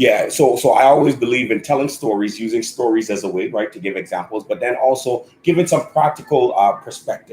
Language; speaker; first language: English; native; English